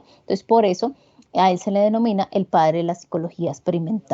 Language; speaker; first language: Spanish; native; Spanish